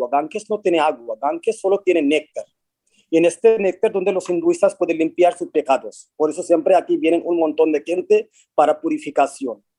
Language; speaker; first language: Spanish; non-native, fluent; Hindi